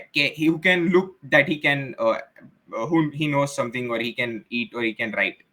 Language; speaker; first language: English; non-native, local second language; Gujarati